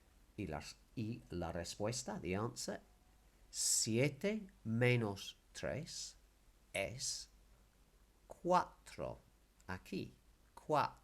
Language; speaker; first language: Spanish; non-native, fluent; English